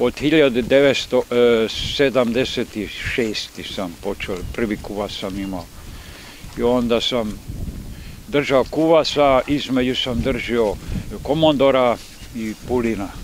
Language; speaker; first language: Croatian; non-native, local second language; Hungarian